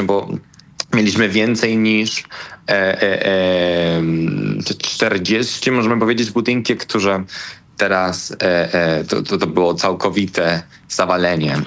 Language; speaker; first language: Polish; non-native, learner; Spanish